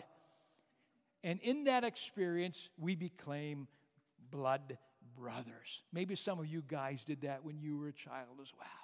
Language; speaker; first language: English; native; English